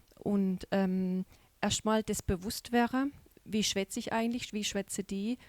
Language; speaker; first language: German; native; German